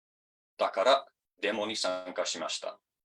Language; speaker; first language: Japanese; non-native, fluent; English